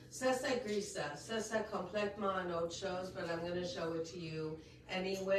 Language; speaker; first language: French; non-native, local second language; English